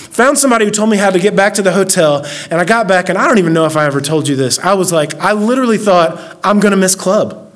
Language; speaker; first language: English; native; English